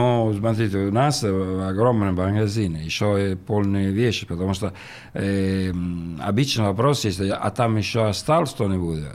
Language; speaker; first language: Russian; non-native, learner; Italian